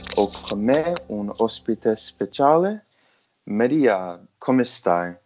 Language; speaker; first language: Italian; non-native, learner; English